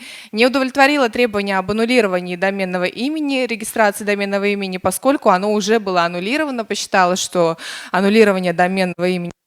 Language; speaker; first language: Russian; native; Russian